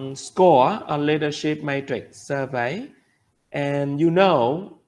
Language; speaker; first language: English; non-native, fluent; Vietnamese